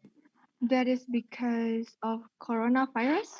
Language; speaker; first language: English; non-native, learner; Indonesian